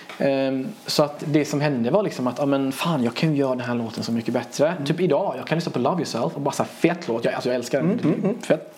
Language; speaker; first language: Swedish; early bilingual, other home language; Persian